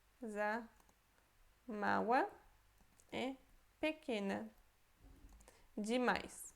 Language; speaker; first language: Portuguese; non-native, fluent; Polish